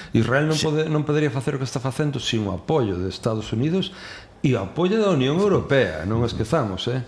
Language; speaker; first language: Galician; non-native, local second language; Spanish